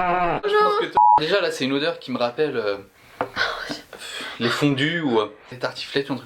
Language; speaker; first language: French; native; French